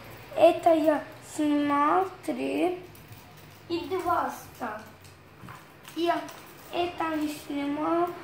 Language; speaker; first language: Russian; non-native, learner; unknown